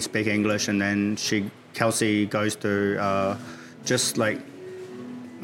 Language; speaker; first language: English; native; English